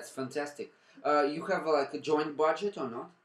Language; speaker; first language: English; non-native, fluent; Russian